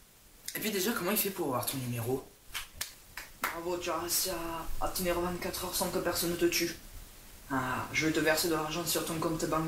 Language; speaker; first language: French; native; French